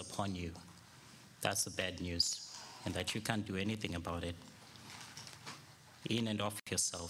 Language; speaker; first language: English; non-native, local second language; Shona